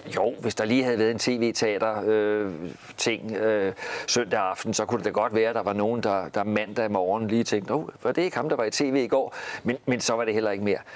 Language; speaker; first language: Danish; native; Danish